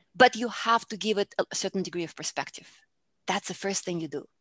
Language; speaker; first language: English; non-native, fluent; Russian